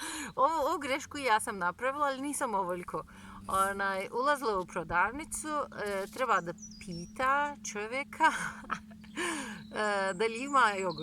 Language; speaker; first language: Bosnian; non-native, fluent; Turkish